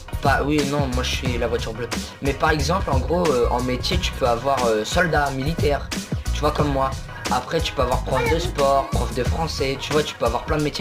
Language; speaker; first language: French; native; French